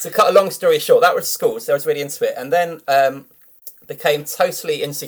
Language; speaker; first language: English; native; English